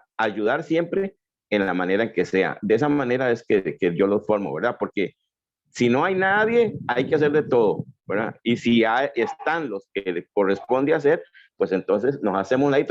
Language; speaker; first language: Spanish; native; Spanish